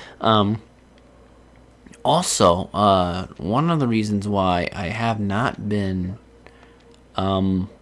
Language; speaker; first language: English; native; English